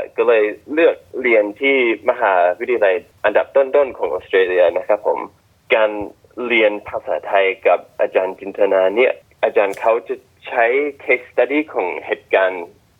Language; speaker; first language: Thai; non-native, fluent; English